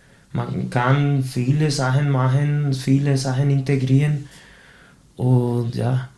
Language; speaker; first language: German; non-native, fluent; Spanish